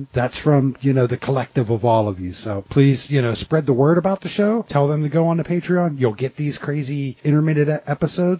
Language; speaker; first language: English; native; English